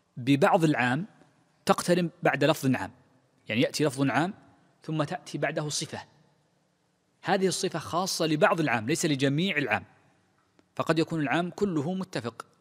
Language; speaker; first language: Arabic; native; Arabic